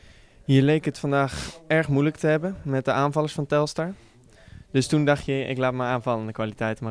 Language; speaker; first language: Dutch; native; Dutch